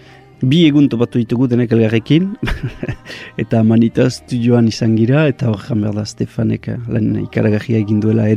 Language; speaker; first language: Basque; native; Basque